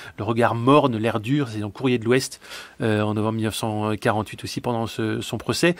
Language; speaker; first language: French; native; French